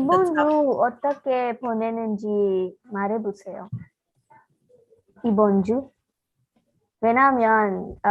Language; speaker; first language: Korean; non-native, learner; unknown